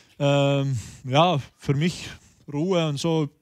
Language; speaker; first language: German; non-native, learner; Estonian